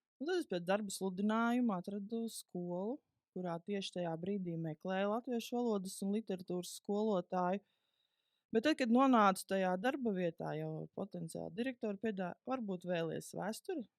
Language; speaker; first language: Latvian; native; Latvian